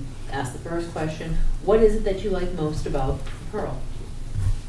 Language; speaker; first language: English; non-native, fluent; Spanish